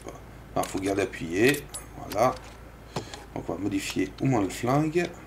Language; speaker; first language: French; native; French